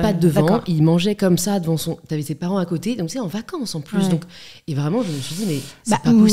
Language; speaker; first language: French; native; French